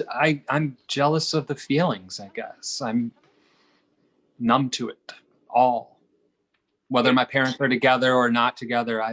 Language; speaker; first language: English; native; English